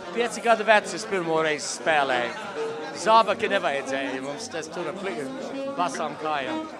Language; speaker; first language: Latvian; early bilingual, heritage; Latvian